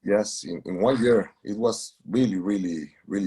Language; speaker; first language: English; non-native, learner; Spanish